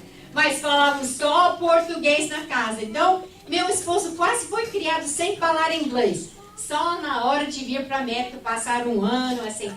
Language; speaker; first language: Portuguese; non-native, fluent; English